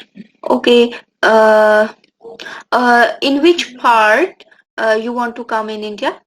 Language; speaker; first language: English; non-native, learner; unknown